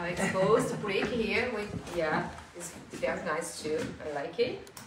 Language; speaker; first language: English; non-native, fluent; Portuguese